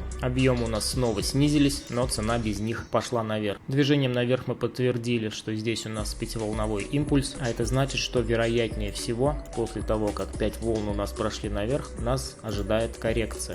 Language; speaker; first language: Russian; native; Russian